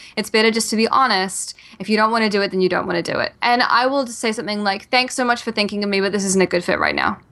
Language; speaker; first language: English; native; English